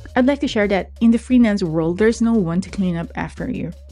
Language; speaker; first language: English; non-native, local second language; Filipino